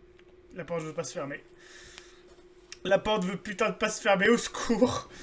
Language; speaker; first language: French; native; French